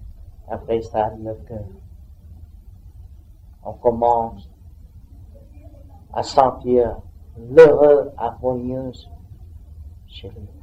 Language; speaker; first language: French; non-native, learner; Vietnamese